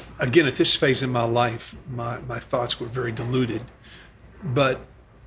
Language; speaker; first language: English; native; English